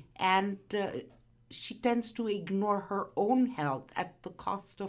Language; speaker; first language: English; non-native, local second language; Gujarati